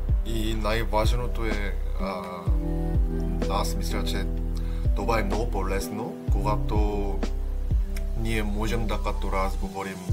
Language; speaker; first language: Bulgarian; non-native, learner; Korean